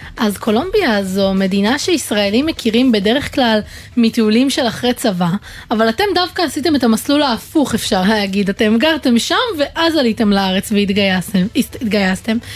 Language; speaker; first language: Hebrew; native; Hebrew